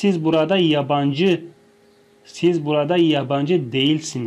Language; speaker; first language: Turkish; non-native, fluent; Tajik